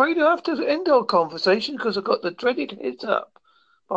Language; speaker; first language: English; native; English